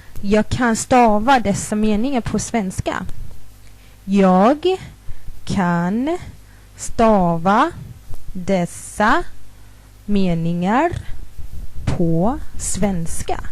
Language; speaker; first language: Swedish; non-native, fluent; Thai